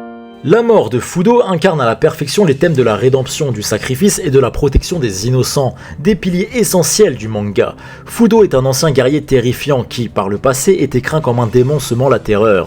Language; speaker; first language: French; native; French